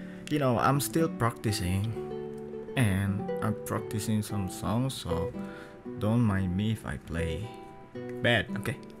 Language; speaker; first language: English; non-native, fluent; Indonesian